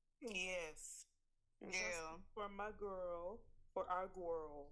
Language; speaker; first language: English; native; English